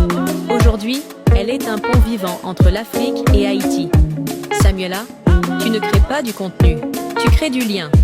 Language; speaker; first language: French; non-native, local second language; Haitian Creole